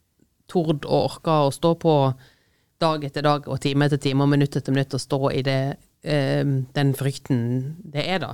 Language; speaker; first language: Norwegian; native; Norwegian